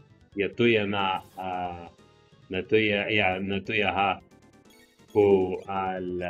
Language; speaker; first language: Arabic; non-native, learner; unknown